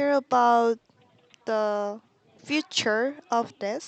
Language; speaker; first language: English; non-native, learner; Korean